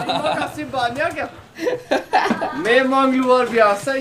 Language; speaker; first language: Indonesian; non-native, fluent; Norwegian